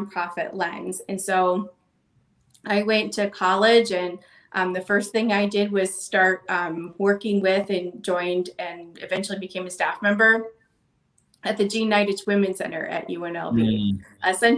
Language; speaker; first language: English; native; English